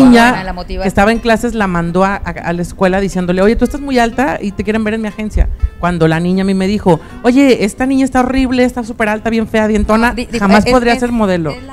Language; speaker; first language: Spanish; native; Spanish